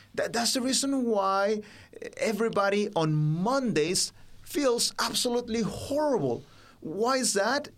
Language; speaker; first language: English; non-native, fluent; Spanish